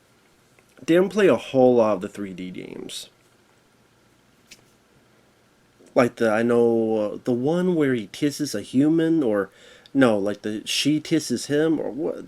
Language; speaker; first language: English; native; English